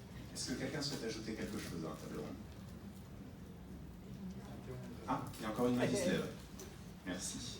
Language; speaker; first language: French; native; French